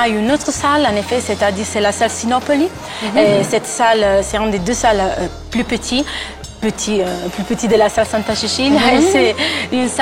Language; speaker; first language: French; non-native, fluent; Italian